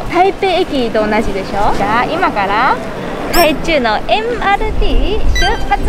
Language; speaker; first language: Japanese; non-native, fluent; Chinese